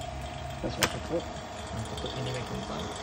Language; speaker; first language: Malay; non-native, local second language; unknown